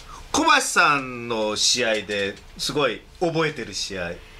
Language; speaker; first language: Japanese; native; Japanese